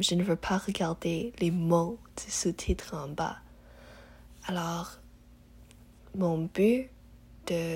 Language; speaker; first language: French; non-native, learner; English